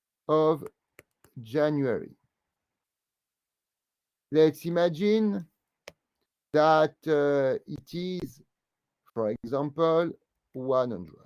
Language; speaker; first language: English; non-native, fluent; French